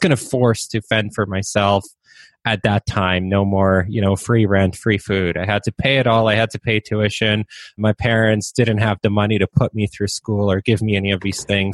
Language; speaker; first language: English; non-native, fluent; Polish